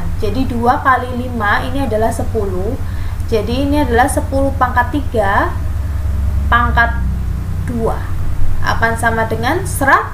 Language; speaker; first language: Indonesian; native; Indonesian